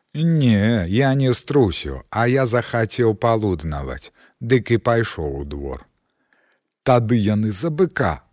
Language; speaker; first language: Belarusian; native; Belarusian